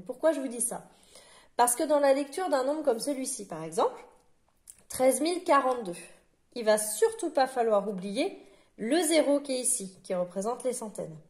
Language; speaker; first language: French; native; French